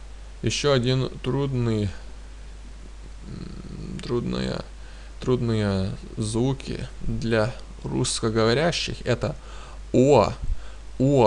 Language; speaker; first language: Russian; non-native, fluent; Lithuanian